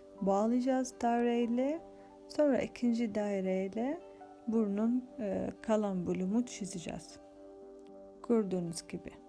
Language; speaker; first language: Turkish; non-native, fluent; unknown